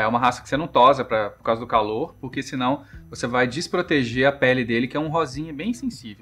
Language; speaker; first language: Portuguese; native; Portuguese